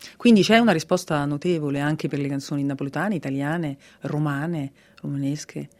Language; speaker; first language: Italian; early bilingual, heritage; Italian